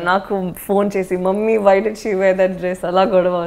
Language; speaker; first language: Telugu; non-native, learner; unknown